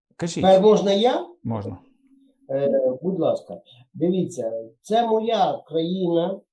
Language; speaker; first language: Ukrainian; non-native, local second language; Yiddish